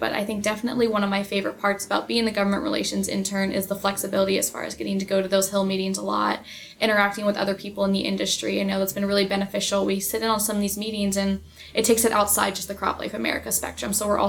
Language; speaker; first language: English; native; English